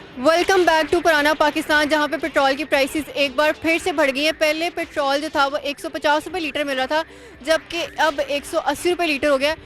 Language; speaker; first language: Urdu; native; Urdu